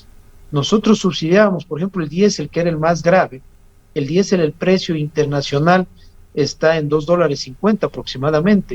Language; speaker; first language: Spanish; native; Spanish